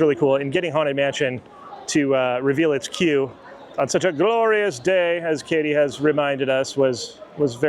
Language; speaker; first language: English; native; English